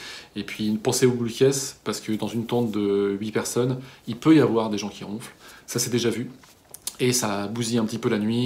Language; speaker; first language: French; native; French